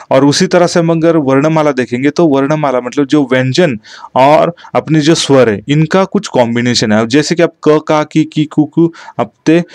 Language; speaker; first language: Hindi; non-native, local second language; Marathi